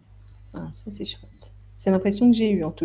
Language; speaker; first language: French; native; French